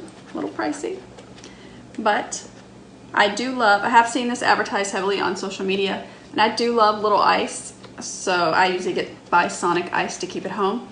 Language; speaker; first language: English; native; English